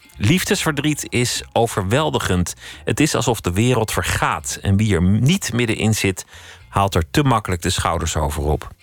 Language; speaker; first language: Dutch; native; Dutch